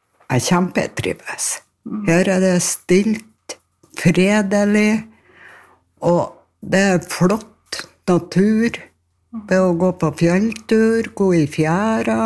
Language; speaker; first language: Norwegian; native; Norwegian